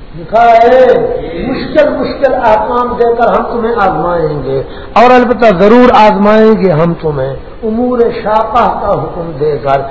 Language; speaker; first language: Urdu; non-native, local second language; Pashto